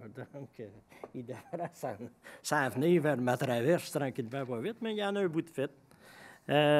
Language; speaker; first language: French; native; French